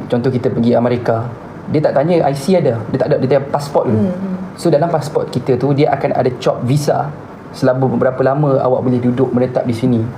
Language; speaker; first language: Malay; native; Malay